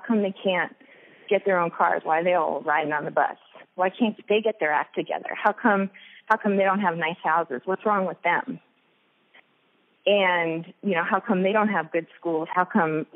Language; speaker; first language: English; native; English